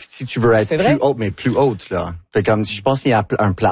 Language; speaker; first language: French; non-native, local second language; English